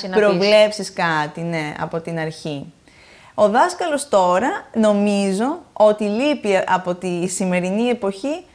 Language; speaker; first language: Greek; native; Greek